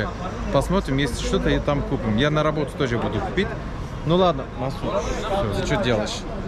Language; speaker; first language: Russian; non-native, learner; Turkish